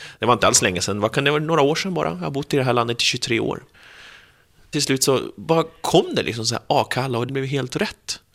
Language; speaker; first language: Swedish; early bilingual, other home language; Spanish